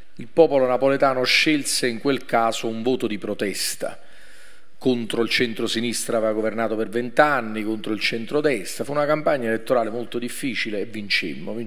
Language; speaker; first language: Italian; native; Italian